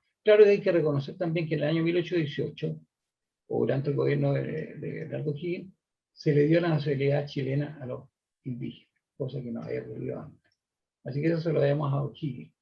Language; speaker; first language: Spanish; native; Spanish